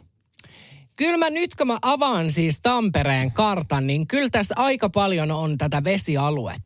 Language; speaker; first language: Finnish; native; Finnish